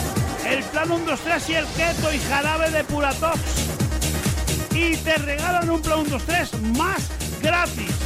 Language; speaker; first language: Spanish; native; Spanish